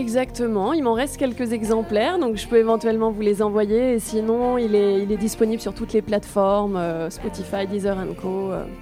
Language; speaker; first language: French; native; French